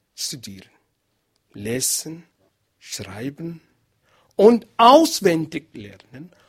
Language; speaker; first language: German; non-native, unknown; Arabic